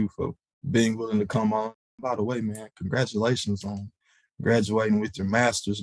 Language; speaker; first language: English; native; English